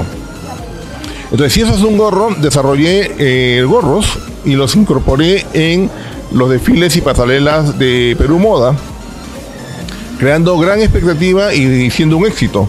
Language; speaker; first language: Spanish; native; Spanish